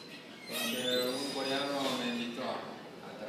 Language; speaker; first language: Spanish; non-native, learner; Korean